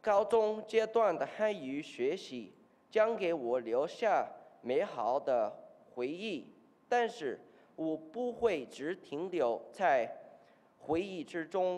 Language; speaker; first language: Chinese; non-native, learner; English